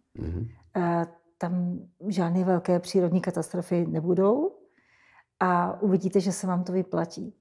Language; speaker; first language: Czech; native; Czech